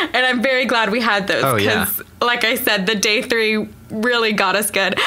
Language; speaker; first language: English; native; English